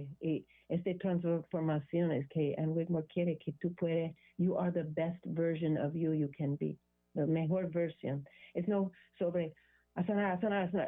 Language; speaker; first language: Spanish; non-native, learner; English